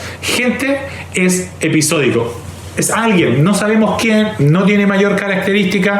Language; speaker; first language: Spanish; native; Spanish